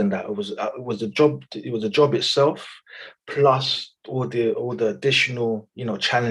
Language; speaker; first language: English; native; English